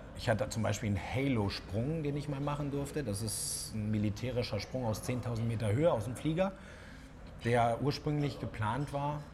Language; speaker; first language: German; native; German